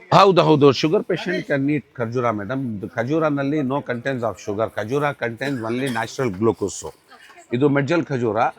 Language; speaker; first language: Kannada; non-native, local second language; Urdu